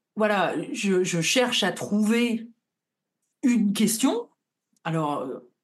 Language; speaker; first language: French; native; French